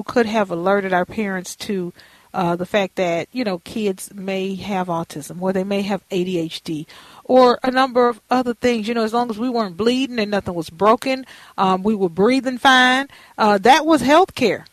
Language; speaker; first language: English; native; English